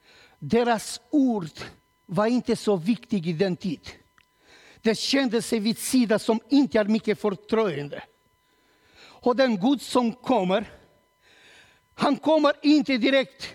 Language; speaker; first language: Swedish; non-native, learner; Romanian